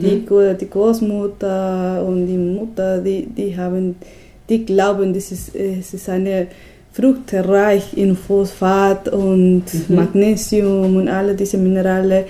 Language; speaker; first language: German; non-native, learner; Spanish